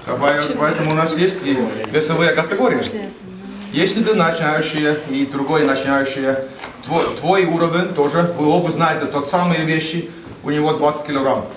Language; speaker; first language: Russian; non-native, learner; Estonian